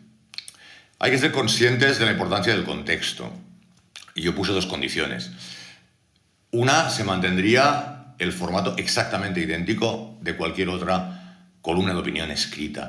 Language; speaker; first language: Spanish; native; Spanish